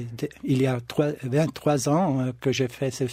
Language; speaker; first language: French; non-native, local second language; German